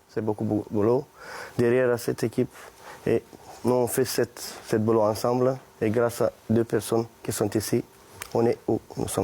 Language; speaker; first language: French; non-native, fluent; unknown